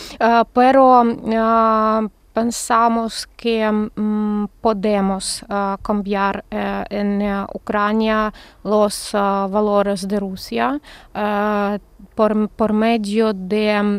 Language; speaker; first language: Spanish; non-native, learner; Ukrainian